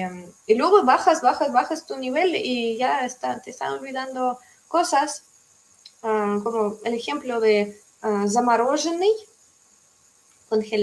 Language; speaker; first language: Spanish; non-native, fluent; Russian